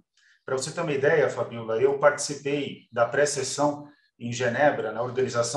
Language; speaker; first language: Portuguese; native; Portuguese